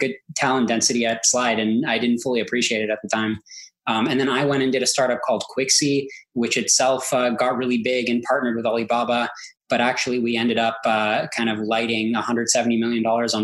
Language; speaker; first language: English; early bilingual, other home language; Hebrew